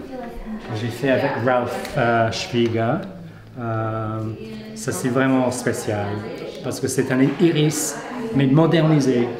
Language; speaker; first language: French; non-native, fluent; English